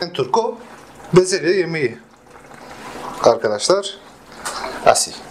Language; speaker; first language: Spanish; non-native, learner; Turkish